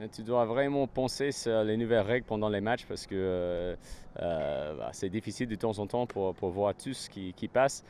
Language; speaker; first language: French; non-native, fluent; English